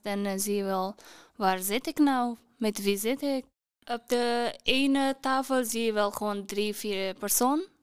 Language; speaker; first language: Dutch; non-native, learner; Persian